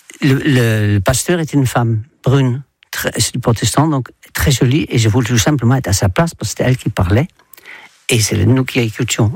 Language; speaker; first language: French; non-native, fluent; Dutch